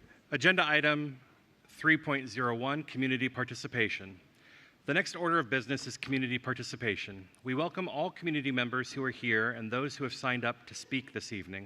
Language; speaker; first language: English; native; English